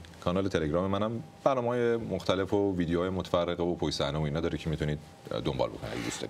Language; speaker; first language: Persian; native; Persian